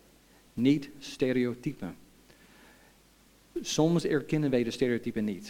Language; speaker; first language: Dutch; non-native, fluent; English